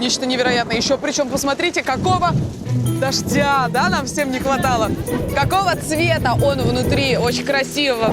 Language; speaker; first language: Russian; native; Russian